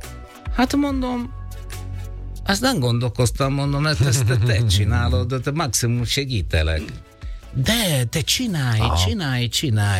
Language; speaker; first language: Hungarian; non-native, learner; Italian